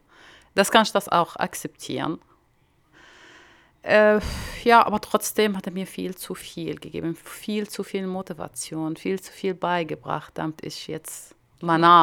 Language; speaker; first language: German; non-native, learner; Arabic